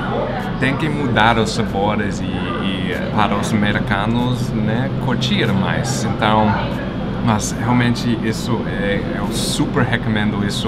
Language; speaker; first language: Portuguese; non-native, fluent; English